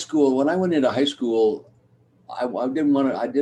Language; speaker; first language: English; native; English